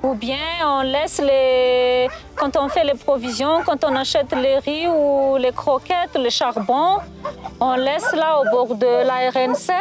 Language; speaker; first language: French; non-native, local second language; Malagasy